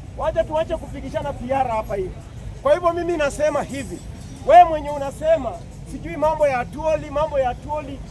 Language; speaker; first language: Swahili; non-native, local second language; Luyia